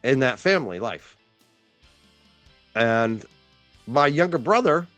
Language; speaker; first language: English; native; English